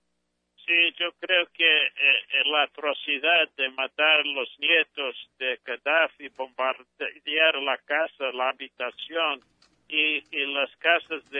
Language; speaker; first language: Spanish; non-native, fluent; English